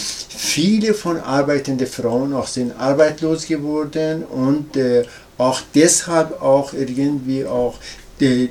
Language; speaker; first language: German; non-native, learner; Persian